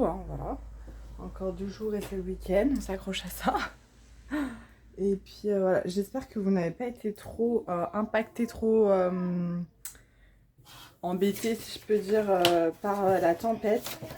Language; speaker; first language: French; native; French